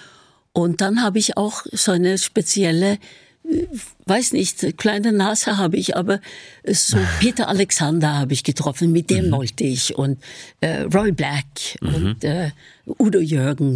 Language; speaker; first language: German; non-native, fluent; Norwegian